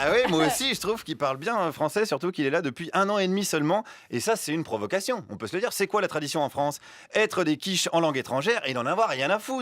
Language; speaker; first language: French; native; French